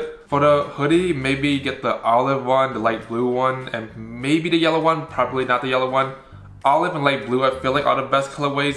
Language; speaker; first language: English; native; English